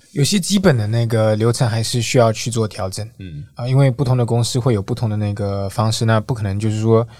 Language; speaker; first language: Chinese; native; Chinese